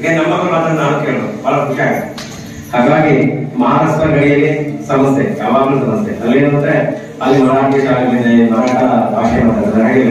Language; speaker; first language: Kannada; non-native, local second language; Telugu